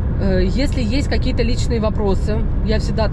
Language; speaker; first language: Russian; native; Russian